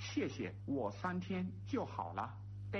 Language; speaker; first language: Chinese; non-native, learner; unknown